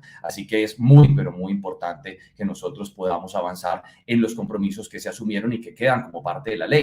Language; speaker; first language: Spanish; native; Spanish